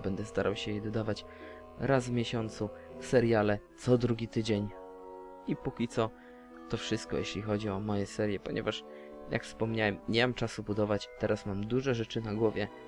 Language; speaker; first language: Polish; native; Polish